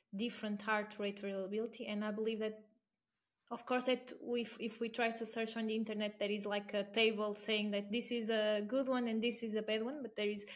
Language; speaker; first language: English; non-native, fluent; Portuguese